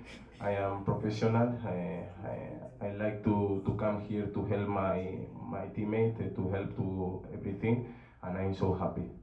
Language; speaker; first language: English; non-native, learner; Spanish